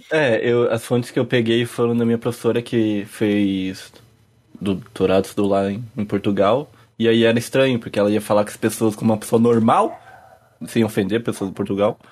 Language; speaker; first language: Portuguese; native; Portuguese